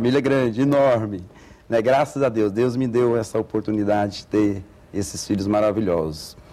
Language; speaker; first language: Portuguese; native; Portuguese